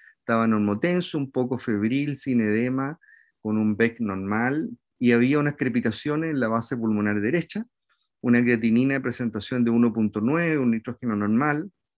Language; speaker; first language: Spanish; native; Spanish